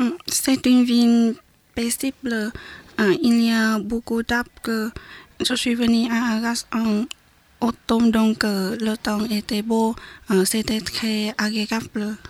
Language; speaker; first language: French; non-native, learner; Vietnamese